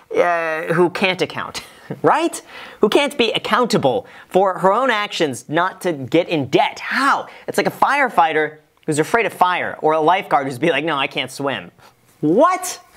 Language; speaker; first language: English; native; English